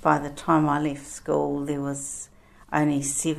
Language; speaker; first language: English; native; English